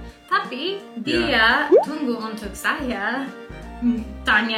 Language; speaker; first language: Indonesian; non-native, learner; English